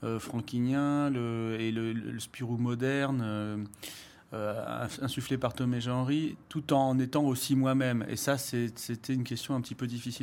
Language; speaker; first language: French; native; French